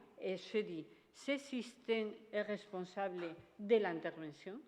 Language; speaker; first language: French; non-native, fluent; Spanish